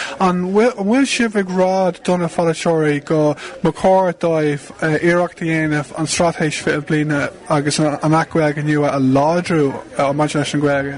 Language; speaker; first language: Irish; native; Irish